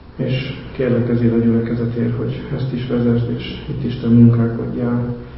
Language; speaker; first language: Hungarian; native; Hungarian